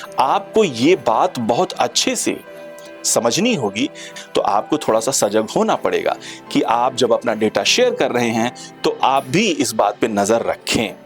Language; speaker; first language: Hindi; native; Hindi